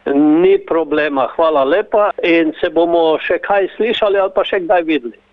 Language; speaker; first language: Slovenian; native; Slovenian